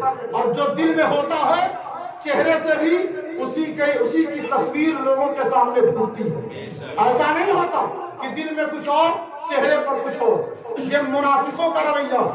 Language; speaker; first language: Urdu; native; Urdu